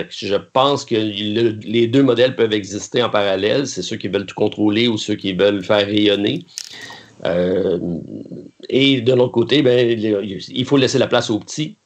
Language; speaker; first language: French; native; French